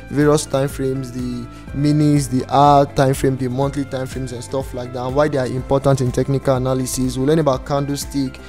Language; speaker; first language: English; non-native, local second language; Yoruba